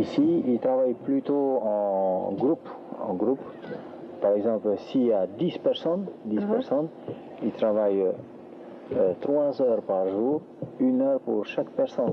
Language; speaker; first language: French; non-native, local second language; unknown